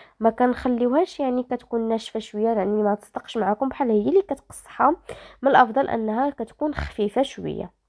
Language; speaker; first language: Arabic; native; Arabic